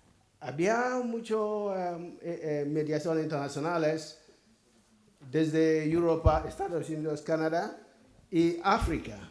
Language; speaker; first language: Spanish; non-native, fluent; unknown